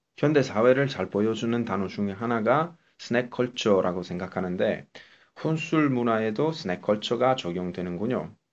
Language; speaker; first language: Korean; non-native, fluent; Italian